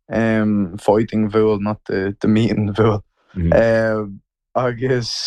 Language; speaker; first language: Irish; non-native, learner; English